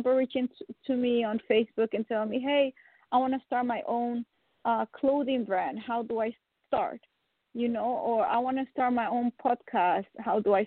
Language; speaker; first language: English; non-native, fluent; Dutch